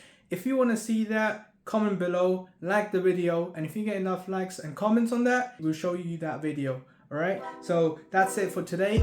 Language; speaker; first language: English; early bilingual, other home language; Tamil